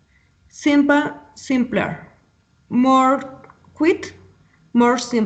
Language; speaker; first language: English; non-native, learner; Spanish